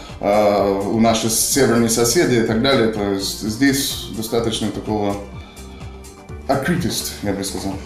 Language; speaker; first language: Russian; non-native, fluent; English